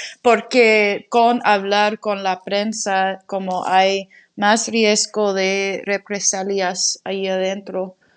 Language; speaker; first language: Spanish; non-native, fluent; English